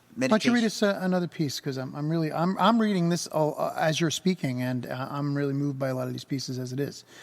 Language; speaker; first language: English; native; English